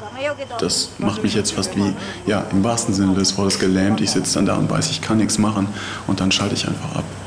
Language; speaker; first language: German; native; German